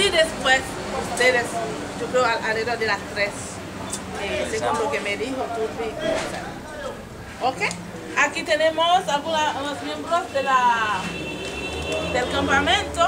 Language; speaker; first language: Spanish; non-native, fluent; Haitian Creole